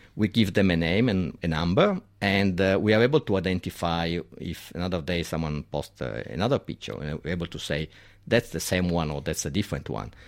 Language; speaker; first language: English; non-native, fluent; Italian